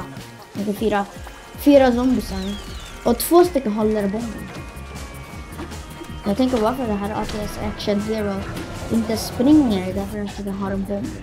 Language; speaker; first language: Swedish; early bilingual, other home language; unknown